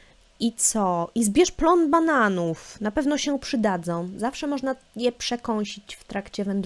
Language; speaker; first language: Polish; native; Polish